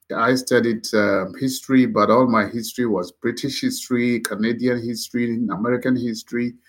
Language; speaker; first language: English; non-native, local second language; Akan